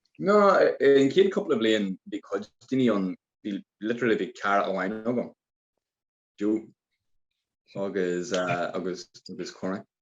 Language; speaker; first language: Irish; non-native, local second language; English